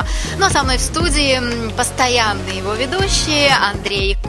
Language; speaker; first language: Russian; native; Russian